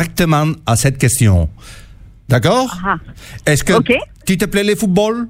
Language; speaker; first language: French; non-native, learner; Catalan